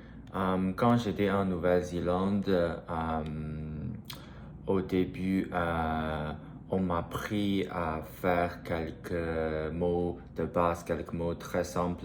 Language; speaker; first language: French; non-native, learner; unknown